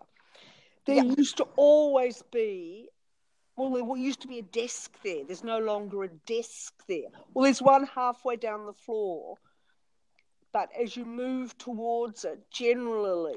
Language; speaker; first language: English; native; English